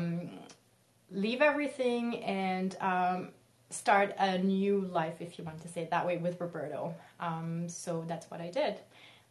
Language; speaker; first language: English; non-native, fluent; French